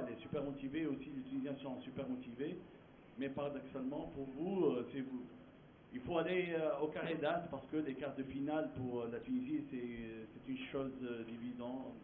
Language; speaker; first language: French; non-native, local second language; Arabic